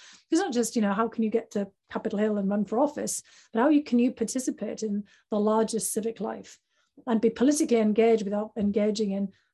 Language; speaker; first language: English; native; English